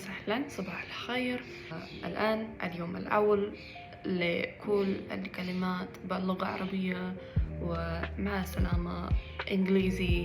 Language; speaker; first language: Arabic; non-native, learner; English